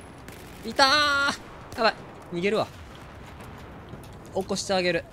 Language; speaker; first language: Japanese; native; Japanese